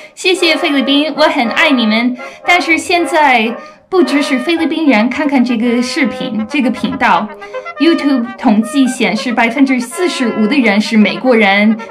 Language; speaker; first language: Chinese; non-native, fluent; English